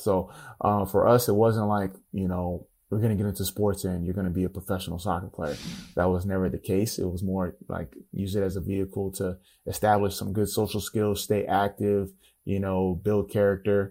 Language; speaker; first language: English; native; English